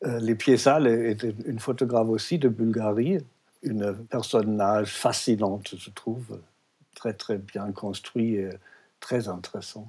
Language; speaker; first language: French; non-native, fluent; German